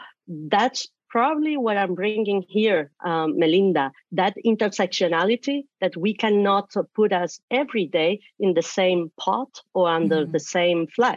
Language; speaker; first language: English; non-native, fluent; Spanish